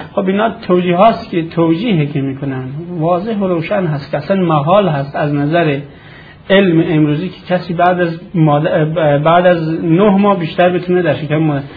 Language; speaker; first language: Persian; native; Persian